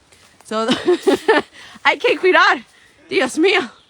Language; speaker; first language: Spanish; non-native, learner; English